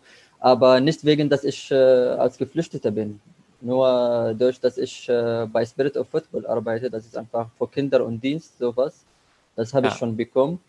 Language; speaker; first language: German; non-native, learner; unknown